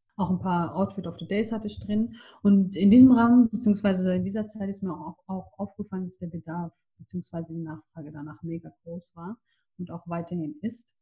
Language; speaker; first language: German; early bilingual, other home language; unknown